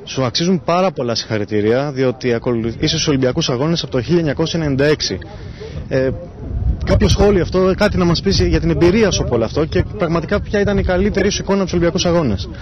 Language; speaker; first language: Greek; native; Greek